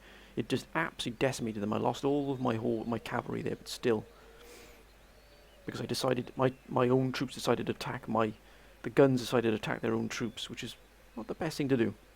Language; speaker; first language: English; native; English